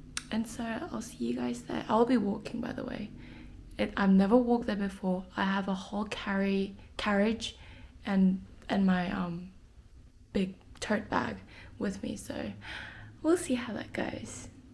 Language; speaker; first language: English; non-native, fluent; Korean